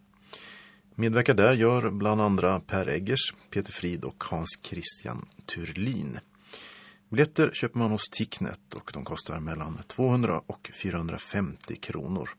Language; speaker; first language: Swedish; native; Swedish